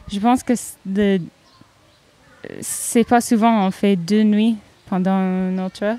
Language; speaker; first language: French; non-native, fluent; English